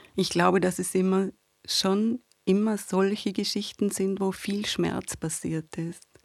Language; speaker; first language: German; native; German